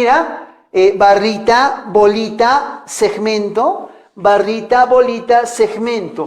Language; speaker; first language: Spanish; native; Spanish